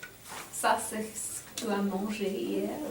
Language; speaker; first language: French; non-native, fluent; English